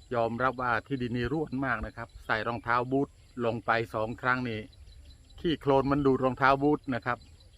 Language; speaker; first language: Thai; native; Thai